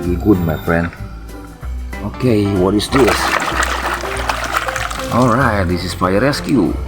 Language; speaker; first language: English; non-native, learner; Indonesian